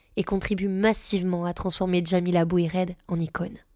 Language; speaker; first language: French; native; French